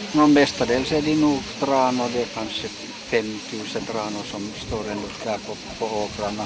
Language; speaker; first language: Swedish; non-native, local second language; Finnish